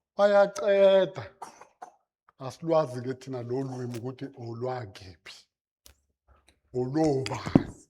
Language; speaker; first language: Zulu; native; Zulu